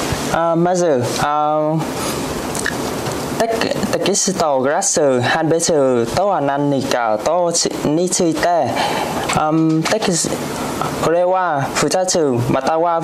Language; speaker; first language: Japanese; non-native, learner; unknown